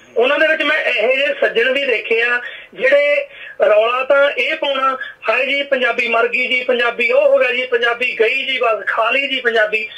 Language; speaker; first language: Punjabi; native; Punjabi